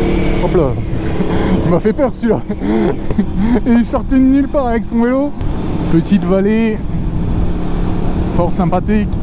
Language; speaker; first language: French; native; French